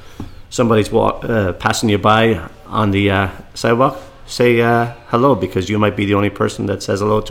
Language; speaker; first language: English; native; English